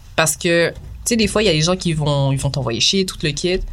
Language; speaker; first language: French; native; French